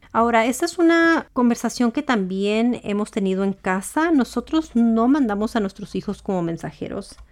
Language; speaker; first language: Spanish; early bilingual, heritage; Spanish